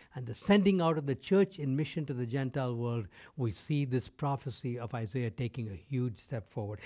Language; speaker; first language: English; non-native, local second language; Tamil